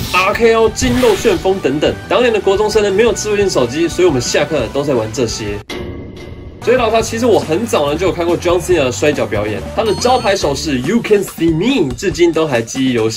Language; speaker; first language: Chinese; native; Chinese